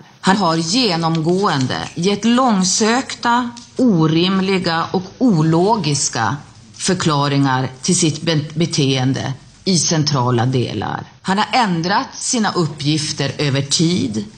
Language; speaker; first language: Swedish; native; Swedish